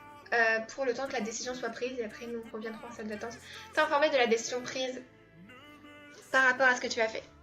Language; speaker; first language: French; native; French